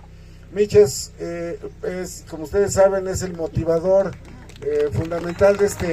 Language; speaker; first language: Spanish; native; Spanish